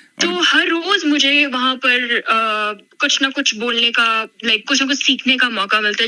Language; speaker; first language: Urdu; non-native, local second language; Punjabi